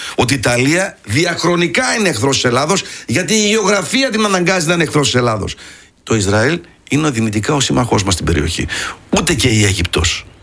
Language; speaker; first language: Greek; early bilingual, heritage; Greek